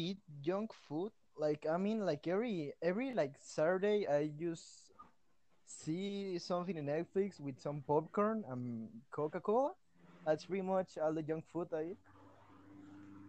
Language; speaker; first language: English; non-native, fluent; Spanish